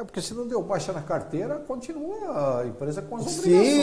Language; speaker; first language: Portuguese; native; Portuguese